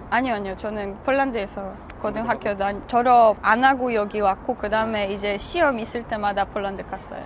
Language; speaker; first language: Korean; non-native, fluent; Polish